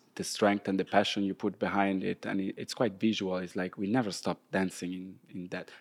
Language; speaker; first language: English; non-native, fluent; Italian